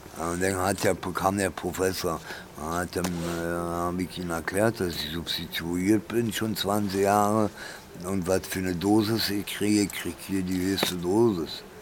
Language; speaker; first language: German; early bilingual, other home language; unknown